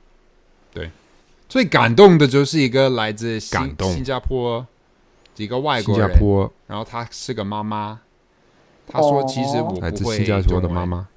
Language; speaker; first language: Chinese; non-native, fluent; English